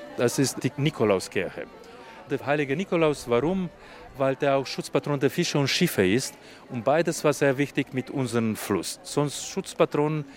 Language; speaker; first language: German; non-native, fluent; Slovenian